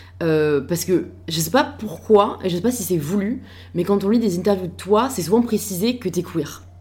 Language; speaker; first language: French; native; French